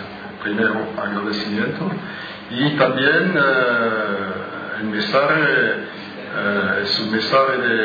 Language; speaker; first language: Spanish; non-native, fluent; French